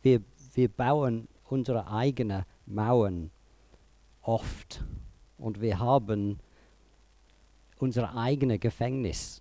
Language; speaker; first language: German; non-native, fluent; English